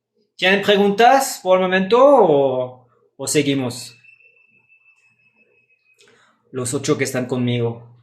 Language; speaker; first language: Spanish; non-native, fluent; French